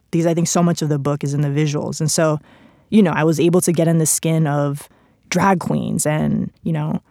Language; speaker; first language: English; non-native, fluent; Spanish